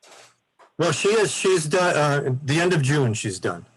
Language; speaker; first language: English; native; English